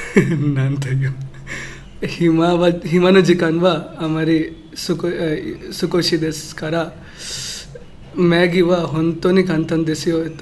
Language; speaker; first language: Japanese; non-native, learner; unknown